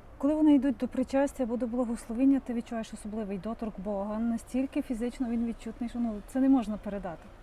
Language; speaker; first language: Ukrainian; native; Ukrainian